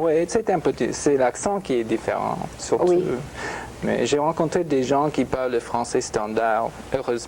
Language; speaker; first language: French; non-native, fluent; English